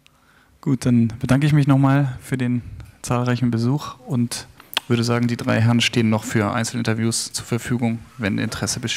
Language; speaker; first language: German; native; German